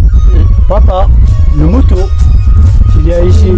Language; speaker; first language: French; non-native, learner; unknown